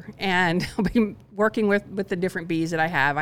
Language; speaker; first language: English; native; English